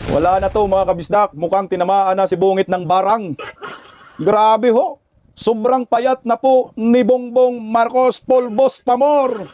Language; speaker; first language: Filipino; non-native, local second language; Cebuano